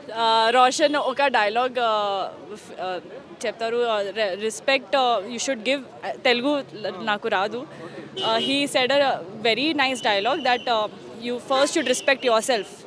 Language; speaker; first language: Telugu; non-native, learner; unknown